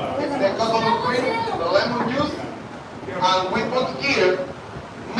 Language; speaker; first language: English; non-native, learner; Spanish